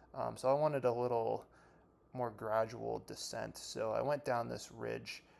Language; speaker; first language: English; native; English